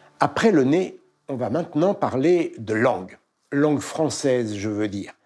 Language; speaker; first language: French; native; French